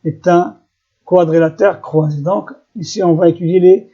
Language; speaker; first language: French; non-native, local second language; Arabic